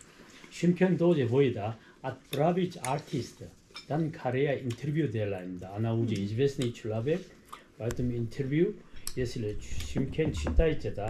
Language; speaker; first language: Russian; non-native, learner; Korean